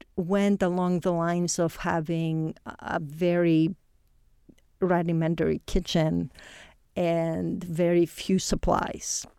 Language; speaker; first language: English; non-native, fluent; Greek